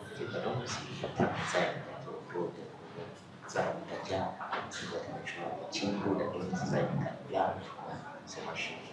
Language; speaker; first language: Chinese; non-native, learner; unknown